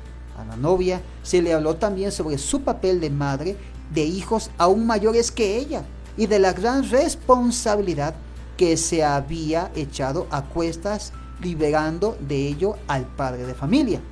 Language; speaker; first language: Spanish; native; Spanish